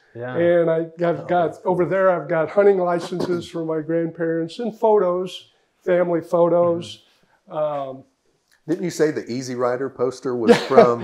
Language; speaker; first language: English; native; English